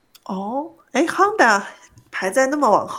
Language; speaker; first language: Chinese; native; Chinese